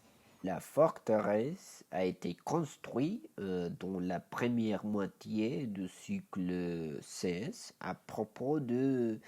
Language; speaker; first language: French; non-native, learner; Spanish